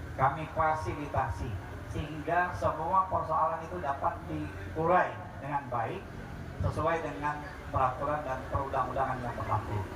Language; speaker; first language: Indonesian; native; Indonesian